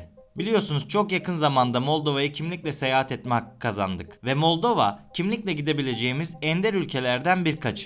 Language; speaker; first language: Turkish; native; Turkish